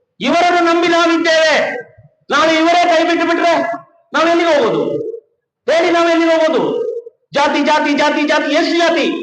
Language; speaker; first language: Kannada; non-native, local second language; Kodava